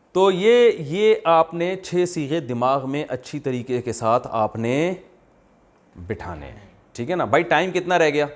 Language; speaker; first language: Urdu; native; Urdu